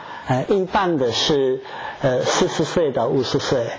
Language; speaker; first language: Chinese; non-native, fluent; English